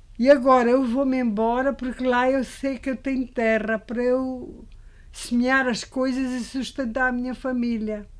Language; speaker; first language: Portuguese; native; Portuguese